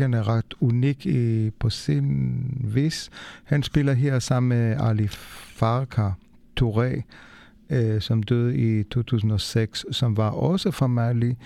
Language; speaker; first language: Danish; non-native, fluent; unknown